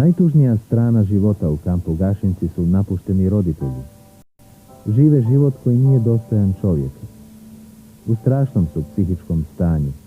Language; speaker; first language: Bosnian; native; Bosnian